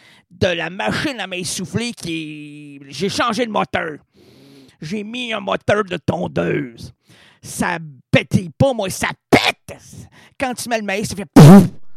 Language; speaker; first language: French; native; French